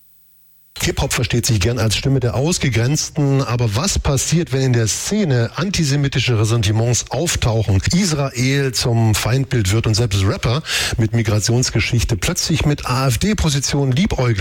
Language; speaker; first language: German; native; German